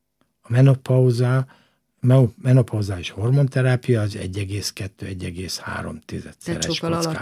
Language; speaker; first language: Hungarian; native; Hungarian